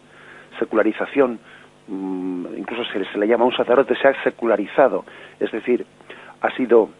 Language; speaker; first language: Spanish; native; Spanish